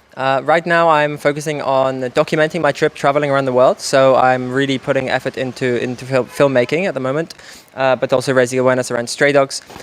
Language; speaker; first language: English; non-native, fluent; Italian